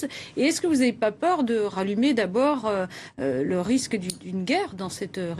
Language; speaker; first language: French; native; French